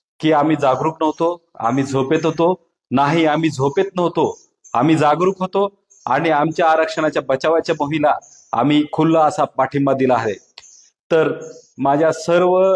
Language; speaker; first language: Marathi; non-native, local second language; Bhili